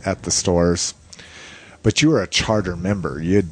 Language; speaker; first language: English; native; English